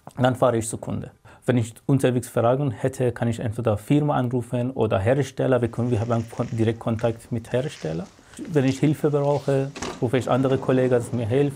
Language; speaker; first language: German; non-native, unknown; Persian